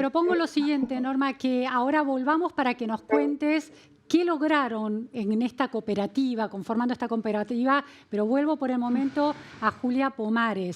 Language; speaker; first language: Spanish; native; Spanish